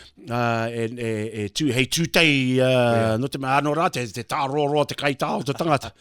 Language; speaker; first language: Māori; native; Māori